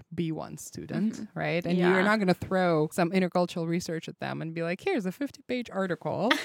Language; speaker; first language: English; non-native, fluent; Russian